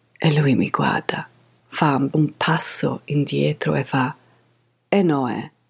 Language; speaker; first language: Italian; non-native, fluent; English